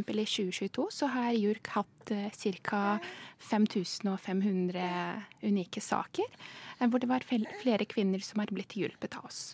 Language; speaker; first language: Norwegian; non-native, fluent; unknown